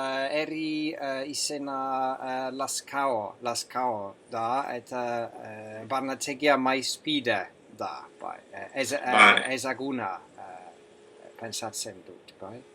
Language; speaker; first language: Basque; non-native, learner; English